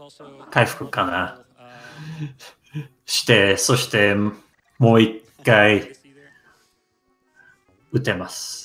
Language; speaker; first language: Japanese; non-native, learner; English